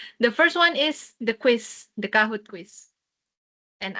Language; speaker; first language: English; non-native, fluent; Indonesian